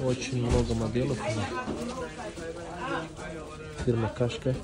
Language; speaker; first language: Russian; non-native, fluent; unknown